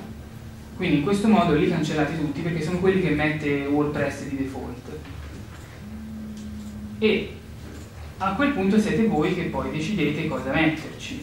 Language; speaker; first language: Italian; native; Italian